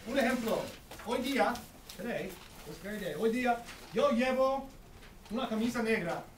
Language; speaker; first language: Spanish; non-native, fluent; English